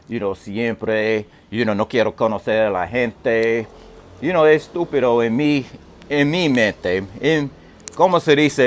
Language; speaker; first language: Spanish; non-native, learner; English